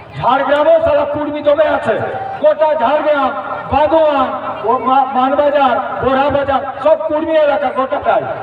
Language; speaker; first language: Bangla; non-native, local second language; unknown